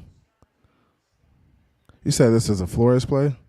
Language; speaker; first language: English; native; English